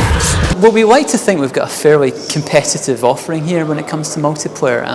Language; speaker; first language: English; native; English